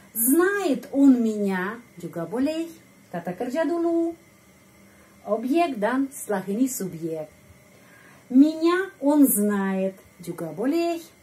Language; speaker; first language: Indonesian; non-native, fluent; Russian